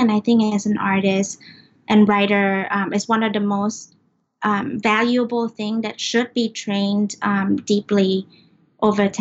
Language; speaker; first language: English; non-native, fluent; Vietnamese